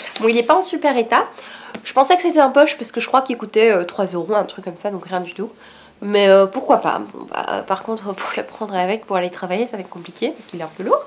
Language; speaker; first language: French; native; French